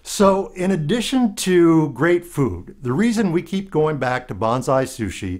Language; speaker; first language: English; native; English